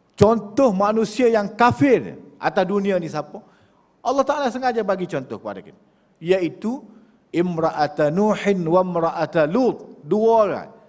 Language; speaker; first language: Malay; native; Malay